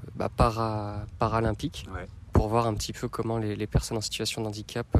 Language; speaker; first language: French; native; French